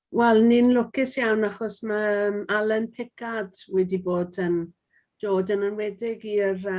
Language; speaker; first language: Welsh; native; Welsh